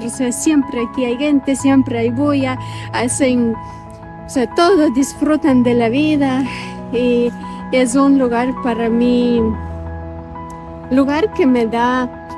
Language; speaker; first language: Spanish; non-native, fluent; Ukrainian